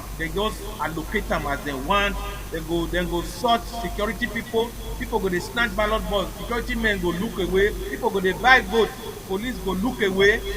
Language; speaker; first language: Nigerian Pidgin; non-native, local second language; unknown